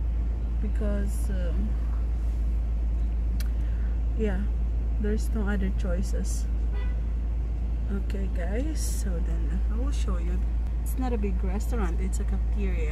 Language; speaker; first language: English; non-native, local second language; Filipino